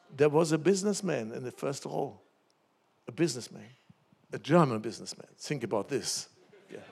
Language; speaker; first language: English; non-native, fluent; German